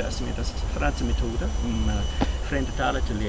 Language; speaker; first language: Dutch; non-native, learner; English